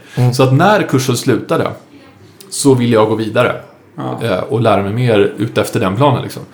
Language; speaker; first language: Swedish; native; Swedish